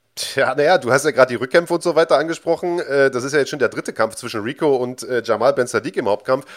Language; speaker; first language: German; native; German